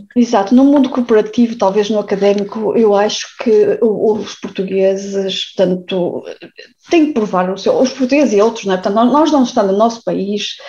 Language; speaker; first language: Portuguese; native; Portuguese